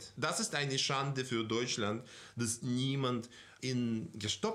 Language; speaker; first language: German; non-native, fluent; Russian